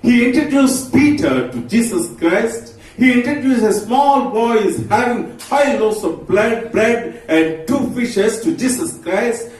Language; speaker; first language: English; non-native, local second language; Telugu